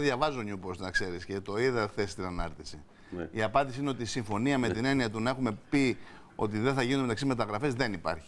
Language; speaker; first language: Greek; native; Greek